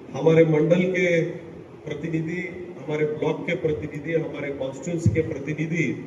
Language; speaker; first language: Hindi; non-native, local second language; Kannada